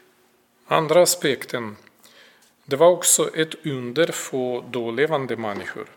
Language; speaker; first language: Swedish; non-native, fluent; Russian